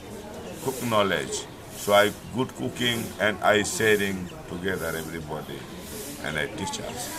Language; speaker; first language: English; non-native, learner; Hindi